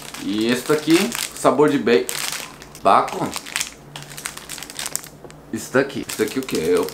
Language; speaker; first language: Portuguese; non-native, fluent; Korean